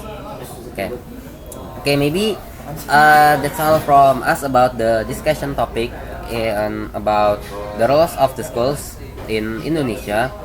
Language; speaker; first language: English; non-native, learner; Indonesian